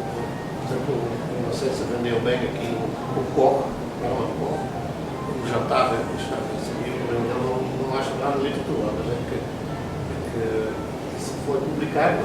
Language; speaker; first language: Portuguese; non-native, fluent; Dutch